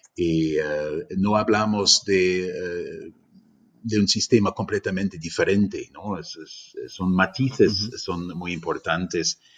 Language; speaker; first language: Spanish; non-native, fluent; German